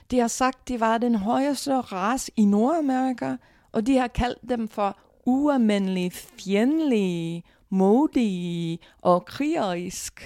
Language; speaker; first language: Danish; non-native, fluent; English